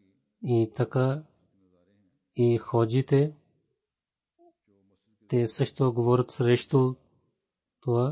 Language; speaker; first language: Bulgarian; non-native, fluent; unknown